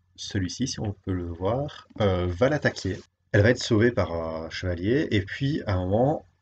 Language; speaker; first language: French; native; French